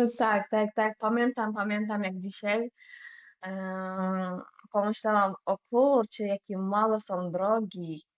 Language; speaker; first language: Polish; non-native, fluent; Uzbek